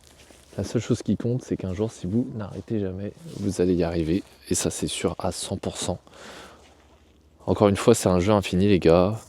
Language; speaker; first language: French; native; French